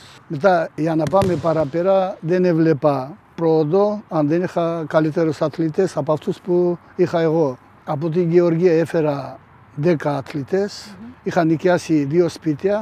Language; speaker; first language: Greek; early bilingual, heritage; Greek